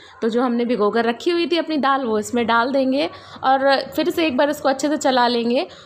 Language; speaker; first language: Hindi; native; Hindi